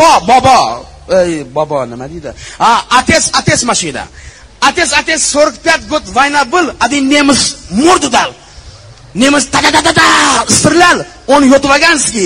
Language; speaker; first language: Russian; non-native, learner; Uzbek